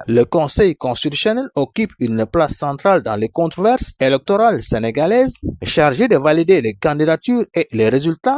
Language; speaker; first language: French; non-native, local second language; Wolof